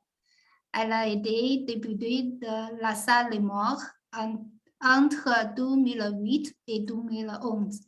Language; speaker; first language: French; non-native, fluent; Chinese